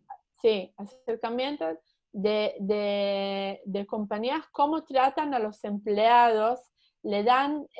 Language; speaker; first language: Spanish; early bilingual, heritage; Spanish